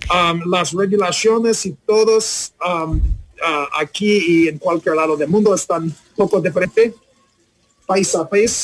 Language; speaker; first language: Spanish; non-native, learner; English